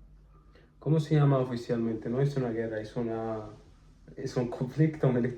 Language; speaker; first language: Spanish; non-native, fluent; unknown